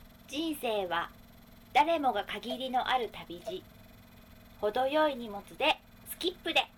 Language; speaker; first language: Japanese; native; Japanese